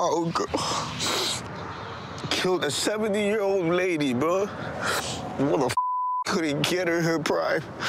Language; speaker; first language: English; early bilingual, other home language; Spanish